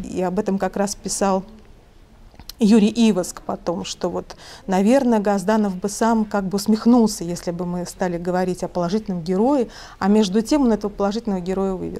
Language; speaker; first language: Russian; native; Russian